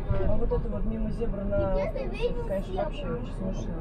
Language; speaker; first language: Russian; native; Russian